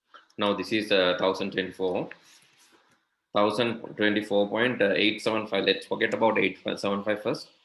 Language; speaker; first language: English; non-native, local second language; Sinhala